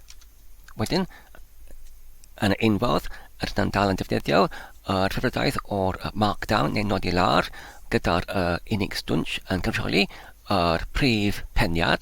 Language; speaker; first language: Welsh; non-native, learner; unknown